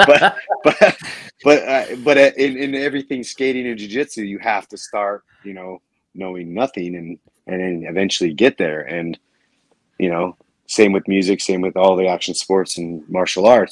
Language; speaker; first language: English; native; English